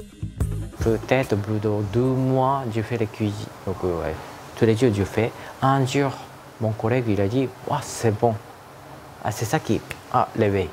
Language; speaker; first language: French; non-native, learner; Japanese